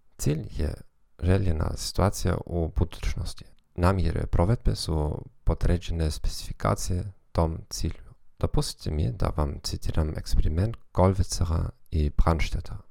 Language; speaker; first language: Croatian; non-native, fluent; German